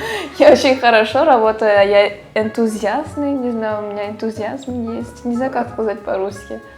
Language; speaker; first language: Russian; early bilingual, heritage; Russian